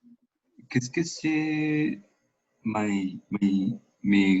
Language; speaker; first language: French; non-native, learner; Spanish